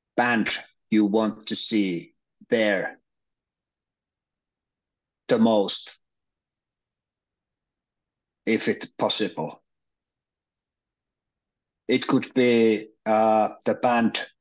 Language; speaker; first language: English; non-native, learner; Finnish